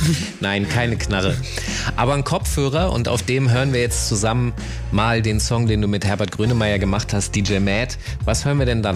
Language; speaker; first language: German; native; German